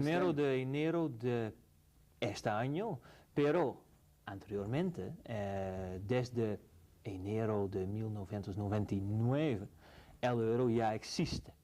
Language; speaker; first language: Spanish; non-native, fluent; Dutch